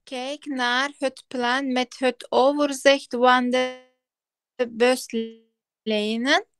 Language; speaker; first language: Dutch; non-native, learner; Turkish